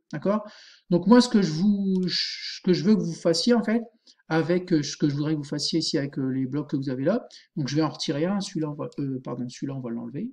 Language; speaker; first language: French; native; French